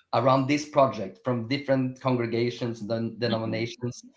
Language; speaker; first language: English; non-native, fluent; Norwegian